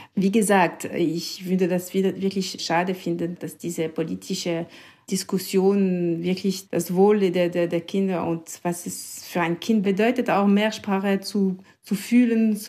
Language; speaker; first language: German; non-native, local second language; French